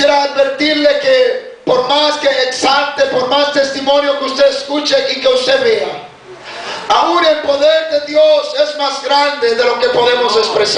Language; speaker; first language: Spanish; native; Spanish